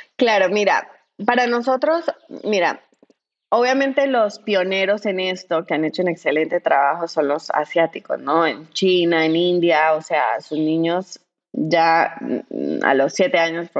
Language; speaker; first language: Spanish; native; Spanish